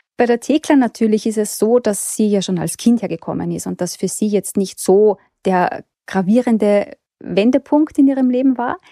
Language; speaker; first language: German; native; German